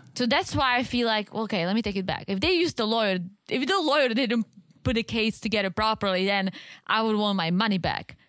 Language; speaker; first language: English; native; English